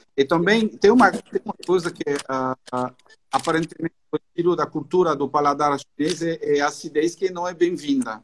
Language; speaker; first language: Portuguese; non-native, fluent; French